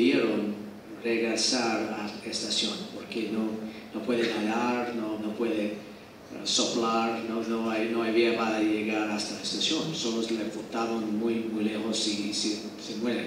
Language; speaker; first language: Spanish; non-native, fluent; English